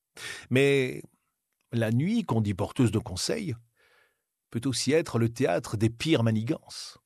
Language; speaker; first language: French; native; French